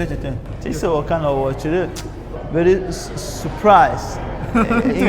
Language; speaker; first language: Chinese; non-native, learner; French